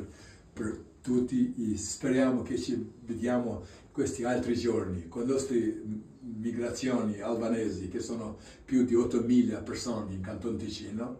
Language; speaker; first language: Italian; non-native, learner; Albanian